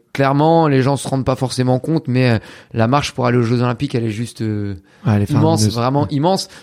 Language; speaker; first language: French; native; French